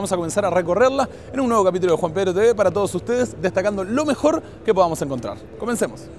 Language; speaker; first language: Spanish; native; Spanish